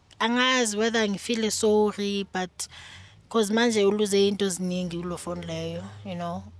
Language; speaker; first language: Zulu; non-native, local second language; Xhosa